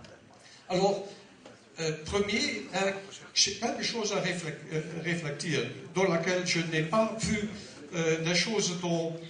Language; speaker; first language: French; non-native, learner; Dutch